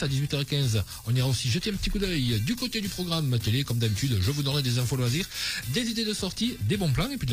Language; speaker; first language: French; native; French